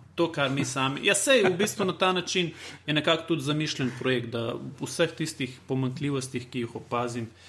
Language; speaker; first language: Slovenian; non-native, local second language; Bosnian